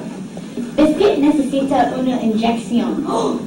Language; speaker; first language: Spanish; non-native, learner; English